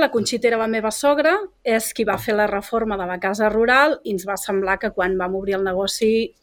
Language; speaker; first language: Catalan; native; Catalan